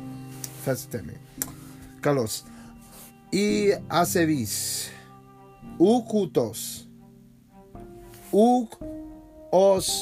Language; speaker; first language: Greek; non-native, learner; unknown